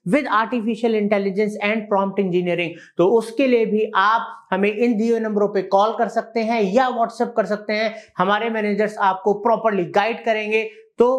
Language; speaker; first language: Hindi; native; Hindi